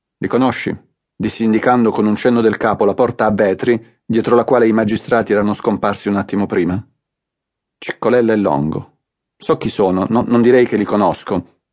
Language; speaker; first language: Italian; native; Italian